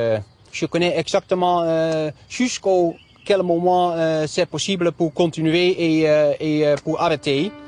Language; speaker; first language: French; non-native, learner; Dutch